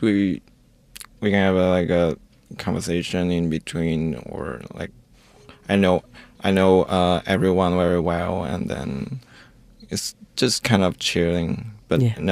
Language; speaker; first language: English; non-native, learner; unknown